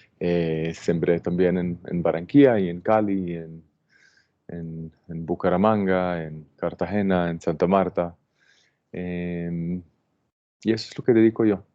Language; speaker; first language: Spanish; non-native, fluent; Hebrew